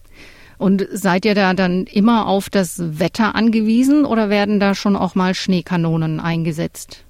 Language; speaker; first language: German; native; German